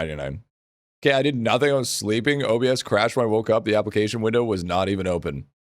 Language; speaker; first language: English; native; English